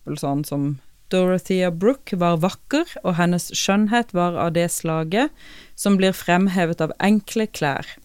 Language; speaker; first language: Norwegian; native; Norwegian